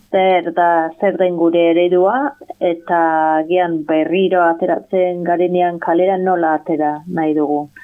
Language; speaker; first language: Basque; non-native, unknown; English